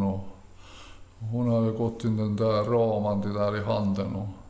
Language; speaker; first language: Swedish; early bilingual, other home language; Finnish